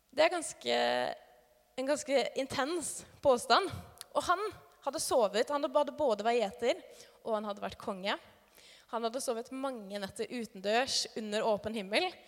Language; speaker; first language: Norwegian; native; Norwegian